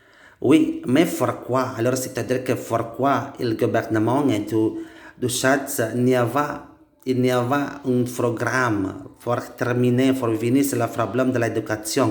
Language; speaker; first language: French; non-native, learner; Indonesian